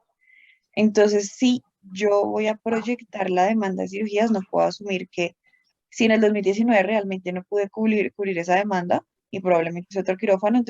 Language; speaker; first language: Spanish; native; Spanish